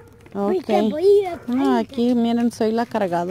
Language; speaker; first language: Spanish; native; Spanish